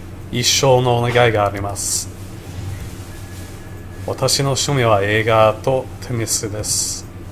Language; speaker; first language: Japanese; non-native, learner; English